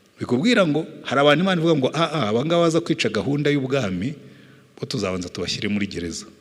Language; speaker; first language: Kinyarwanda; native; Kinyarwanda